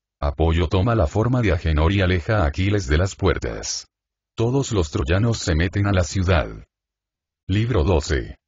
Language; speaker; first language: Spanish; native; Spanish